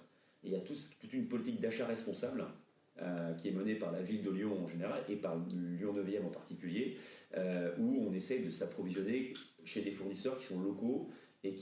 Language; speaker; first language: French; native; French